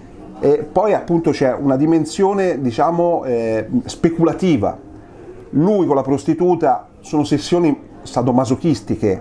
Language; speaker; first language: Italian; native; Italian